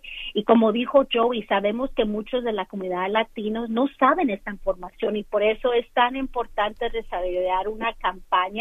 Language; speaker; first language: Spanish; early bilingual, other home language; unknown